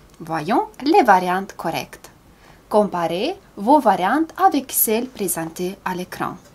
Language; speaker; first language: French; non-native, fluent; Romanian